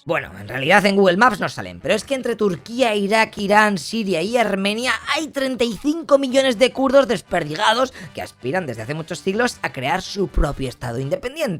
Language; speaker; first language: Spanish; native; Spanish